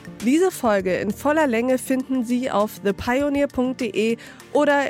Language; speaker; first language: German; native; German